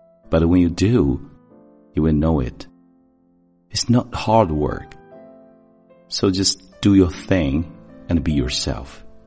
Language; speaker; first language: English; non-native, fluent; Chinese